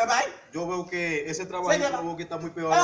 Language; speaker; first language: Spanish; native; Spanish